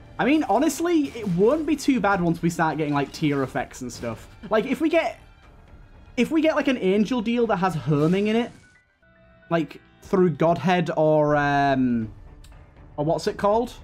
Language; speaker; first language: English; native; English